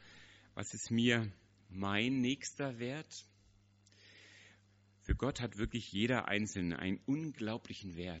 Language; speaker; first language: German; native; German